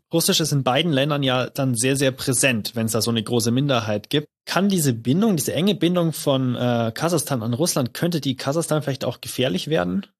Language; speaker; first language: German; native; German